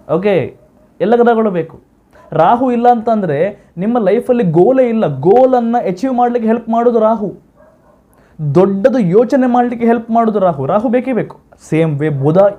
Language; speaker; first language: Kannada; non-native, local second language; Tulu